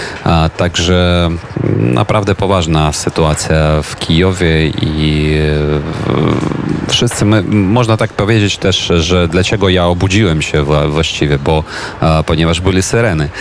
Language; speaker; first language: Polish; non-native, fluent; Ukrainian